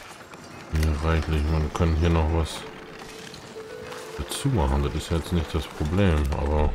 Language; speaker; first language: German; native; German